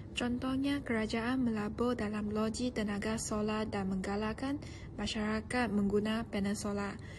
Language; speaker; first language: Malay; non-native, local second language; Chinese